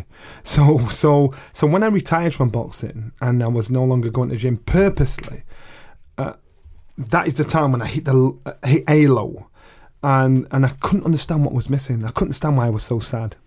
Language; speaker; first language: English; native; English